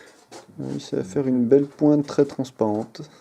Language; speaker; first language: French; native; French